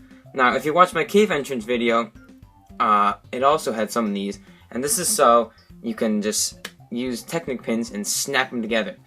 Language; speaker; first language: English; native; English